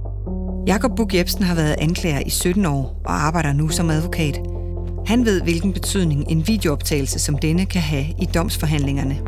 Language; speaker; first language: Danish; native; Danish